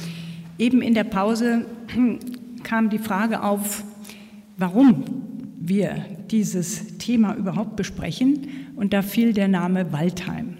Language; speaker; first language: German; native; German